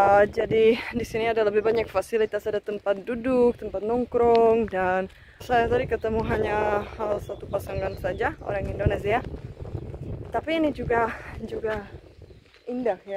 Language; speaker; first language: Indonesian; non-native, fluent; Czech